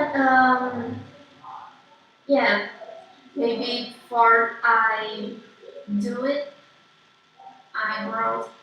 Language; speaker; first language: English; non-native, learner; Portuguese